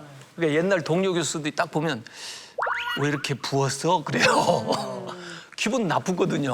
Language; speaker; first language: Korean; native; Korean